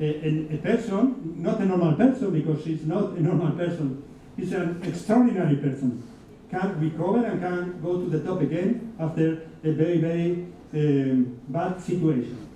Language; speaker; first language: English; non-native, fluent; Spanish